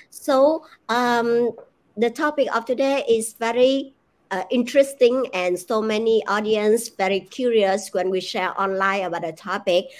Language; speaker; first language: English; non-native, fluent; Vietnamese